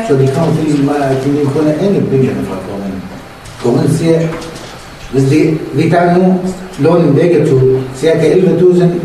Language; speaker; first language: Danish; non-native, learner; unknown